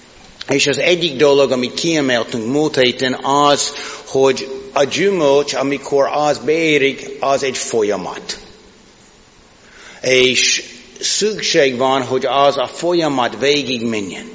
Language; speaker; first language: Hungarian; non-native, fluent; English